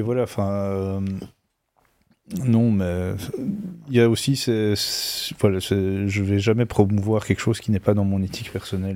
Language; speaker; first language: French; native; French